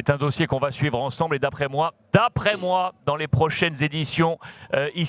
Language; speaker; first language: French; native; French